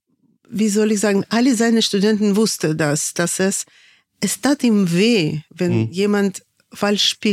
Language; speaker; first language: German; non-native, fluent; Russian